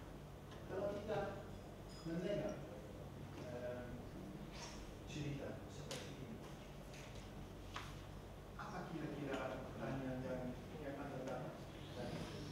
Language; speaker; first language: Indonesian; non-native, fluent; Dutch